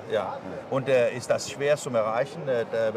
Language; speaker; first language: German; non-native, learner; Danish